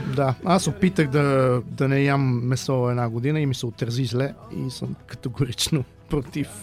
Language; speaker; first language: Bulgarian; early bilingual, heritage; Bulgarian